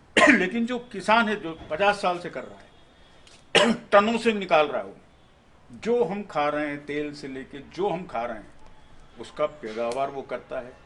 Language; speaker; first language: Hindi; native; Hindi